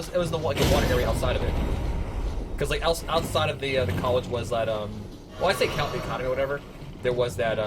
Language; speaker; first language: English; native; English